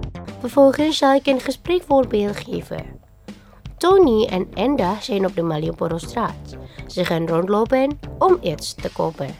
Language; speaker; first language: Dutch; non-native, fluent; Indonesian